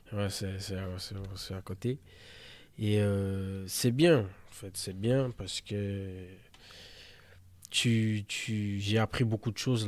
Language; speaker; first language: French; early bilingual, other home language; Portuguese